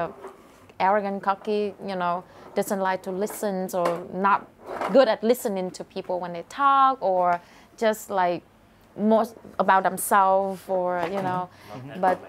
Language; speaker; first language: English; non-native, fluent; Vietnamese